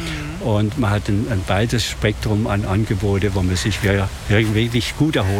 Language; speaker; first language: German; native; German